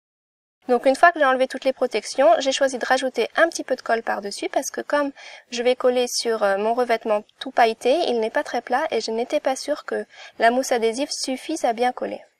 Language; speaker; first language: French; native; French